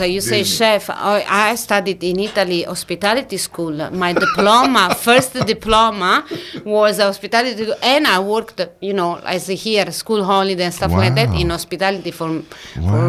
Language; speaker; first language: English; non-native, fluent; Italian